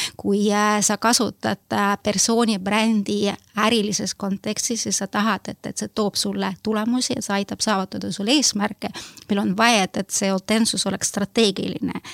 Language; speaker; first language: Estonian; non-native, local second language; Russian